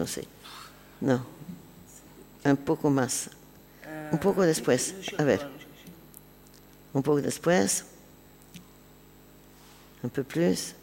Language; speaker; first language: Spanish; non-native, learner; French